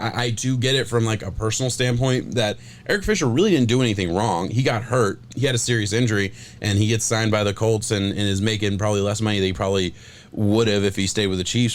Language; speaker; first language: English; native; English